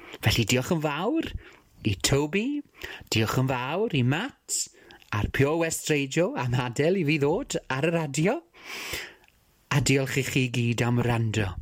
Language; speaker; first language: Welsh; non-native, fluent; English